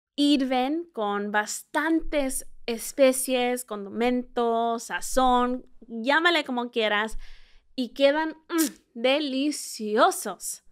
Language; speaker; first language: Spanish; early bilingual, heritage; Spanish